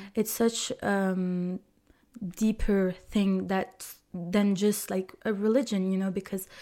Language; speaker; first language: English; non-native, fluent; French